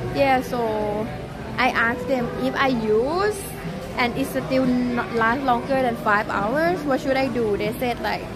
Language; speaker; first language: English; non-native, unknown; Thai